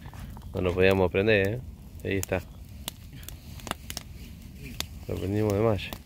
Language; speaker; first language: Spanish; native; Spanish